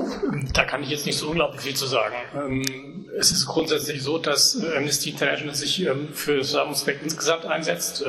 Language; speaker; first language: German; native; German